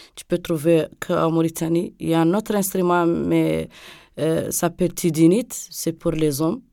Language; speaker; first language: French; non-native, local second language; Arabic